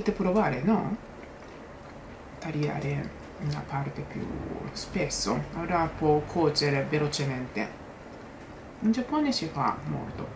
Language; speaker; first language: Italian; non-native, learner; Japanese